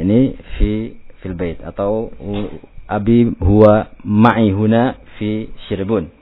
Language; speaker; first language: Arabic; non-native, fluent; Indonesian